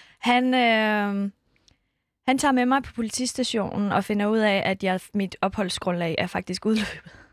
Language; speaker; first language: Danish; early bilingual, other home language; Kurdish